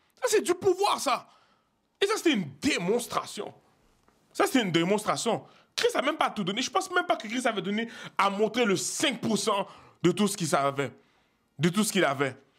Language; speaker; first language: French; native; French